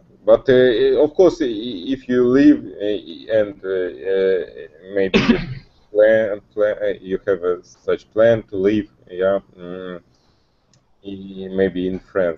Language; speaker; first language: English; non-native, learner; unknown